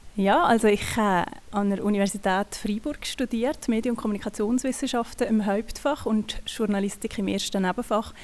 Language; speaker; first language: German; native; German